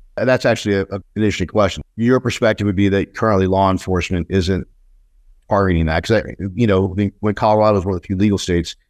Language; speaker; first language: English; native; English